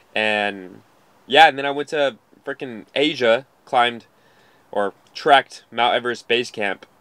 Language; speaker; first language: English; native; English